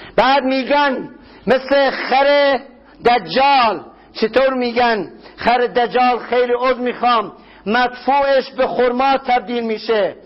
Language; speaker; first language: Persian; non-native, local second language; Kurdish